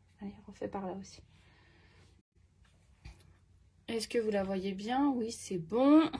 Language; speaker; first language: French; native; French